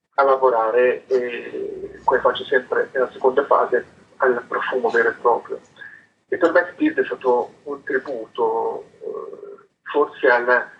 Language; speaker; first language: Italian; native; Italian